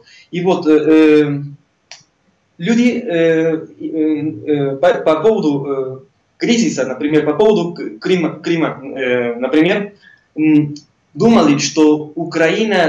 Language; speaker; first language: Russian; non-native, fluent; Spanish